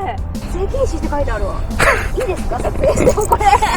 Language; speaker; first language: Japanese; native; Japanese